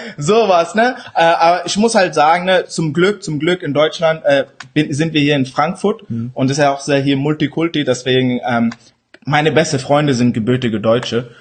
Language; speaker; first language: German; early bilingual, other home language; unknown